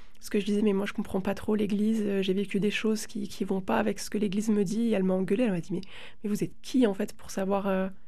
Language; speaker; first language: French; native; French